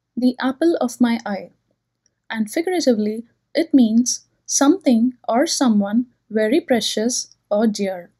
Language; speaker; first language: English; non-native, local second language; Telugu